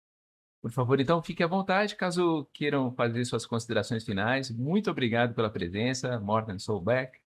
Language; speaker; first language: Portuguese; native; Portuguese